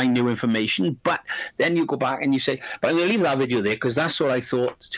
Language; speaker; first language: English; native; English